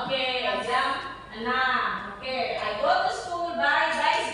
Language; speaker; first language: English; non-native, learner; Indonesian